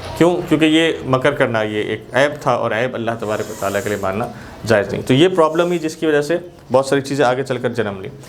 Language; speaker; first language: Urdu; native; Urdu